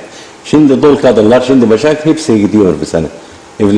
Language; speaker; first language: Turkish; non-native, learner; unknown